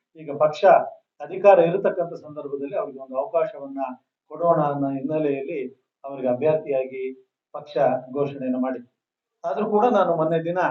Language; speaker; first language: Kannada; native; Kannada